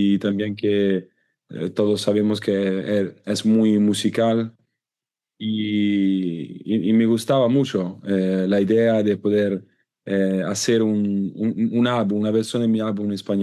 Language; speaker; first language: Spanish; non-native, learner; Italian